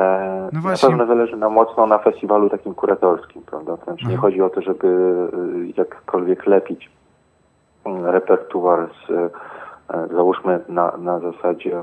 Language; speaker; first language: Polish; native; Polish